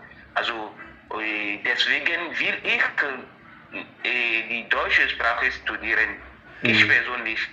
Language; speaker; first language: German; non-native, learner; French